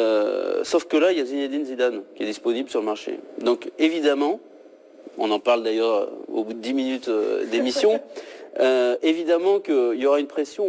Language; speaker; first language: French; native; French